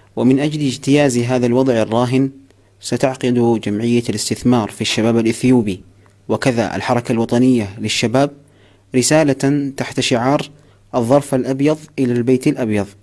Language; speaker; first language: Arabic; non-native, fluent; Amharic